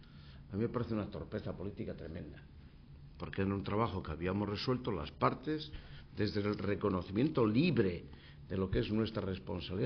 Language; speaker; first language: Spanish; native; Spanish